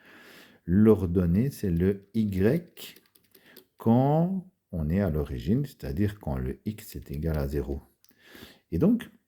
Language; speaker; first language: French; native; French